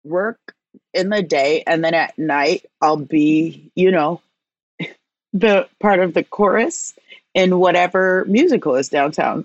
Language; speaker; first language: English; native; English